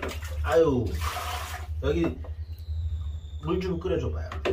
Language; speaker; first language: Korean; native; Korean